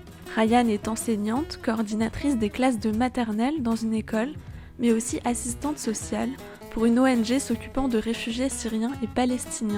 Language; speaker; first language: French; native; French